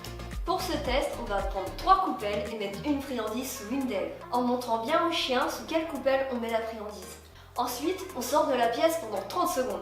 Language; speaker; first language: French; native; French